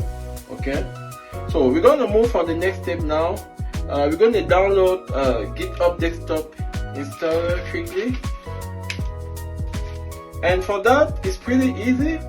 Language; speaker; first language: English; non-native, fluent; French